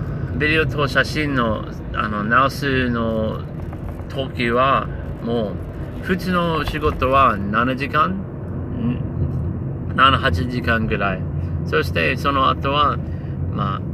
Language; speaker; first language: Japanese; non-native, learner; English